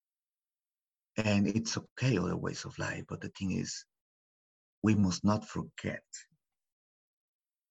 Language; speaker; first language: English; non-native, fluent; Spanish